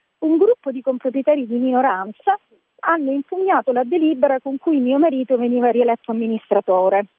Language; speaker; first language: Italian; native; Italian